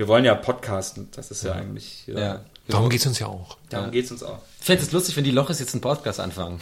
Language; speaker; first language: German; native; German